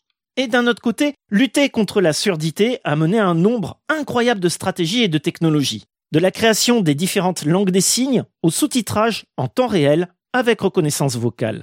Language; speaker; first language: French; native; French